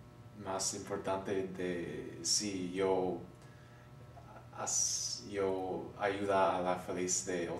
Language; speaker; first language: Spanish; non-native, learner; English